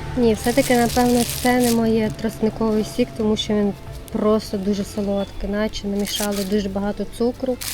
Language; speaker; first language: Ukrainian; native; Ukrainian